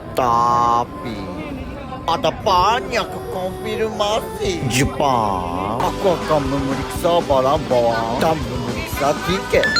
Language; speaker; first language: Indonesian; non-native, learner; Japanese